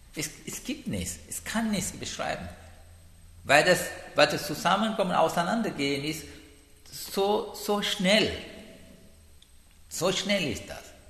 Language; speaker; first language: German; non-native, learner; Sinhala